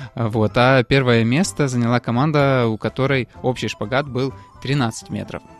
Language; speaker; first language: Russian; native; Russian